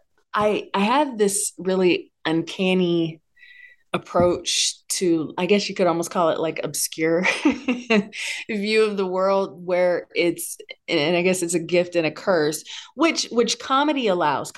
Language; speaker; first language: English; native; English